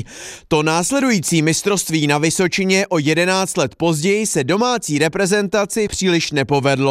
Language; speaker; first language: Czech; native; Czech